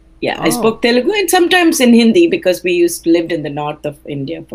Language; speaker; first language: English; non-native, local second language; Telugu